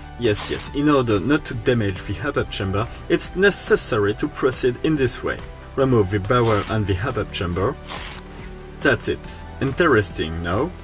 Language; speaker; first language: English; non-native, fluent; French